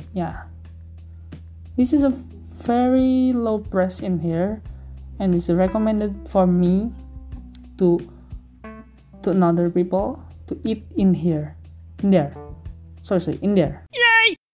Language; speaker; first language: English; non-native, learner; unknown